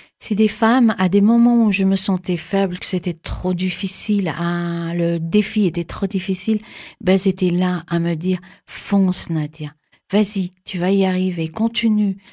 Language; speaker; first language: French; native; French